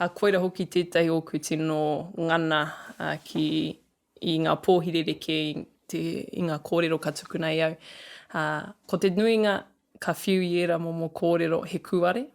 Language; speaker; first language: Māori; native; Māori